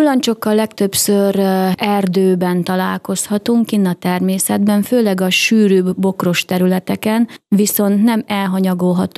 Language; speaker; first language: Hungarian; native; Hungarian